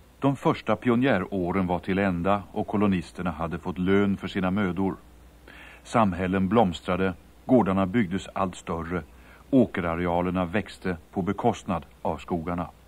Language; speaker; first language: Swedish; native; Swedish